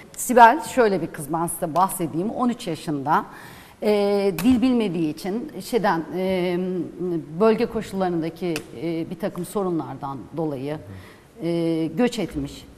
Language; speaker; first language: Turkish; non-native, local second language; Kurdish